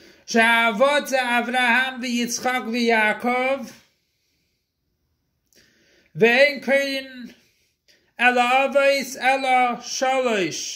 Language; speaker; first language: Hebrew; non-native, fluent; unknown